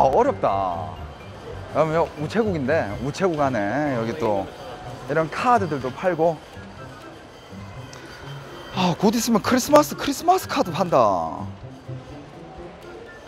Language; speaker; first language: Korean; native; Korean